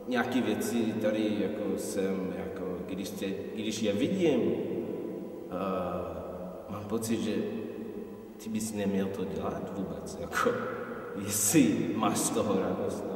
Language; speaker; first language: Czech; non-native, fluent; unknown